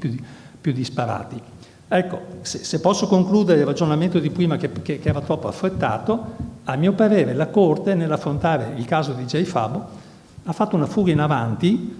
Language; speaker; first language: Italian; native; Italian